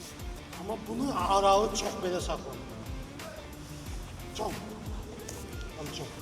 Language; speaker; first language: Azerbaijani; non-native, learner; Turkish